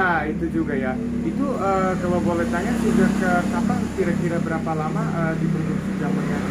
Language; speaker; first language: Indonesian; non-native, fluent; Serbian